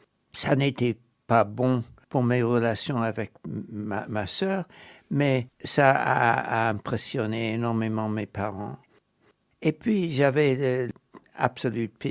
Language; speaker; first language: French; non-native, fluent; English